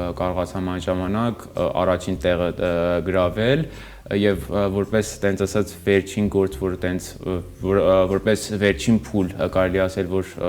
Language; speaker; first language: Armenian; early bilingual, heritage; Armenian